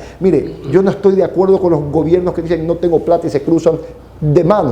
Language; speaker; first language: Spanish; native; Spanish